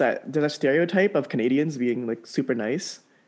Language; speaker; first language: English; native; English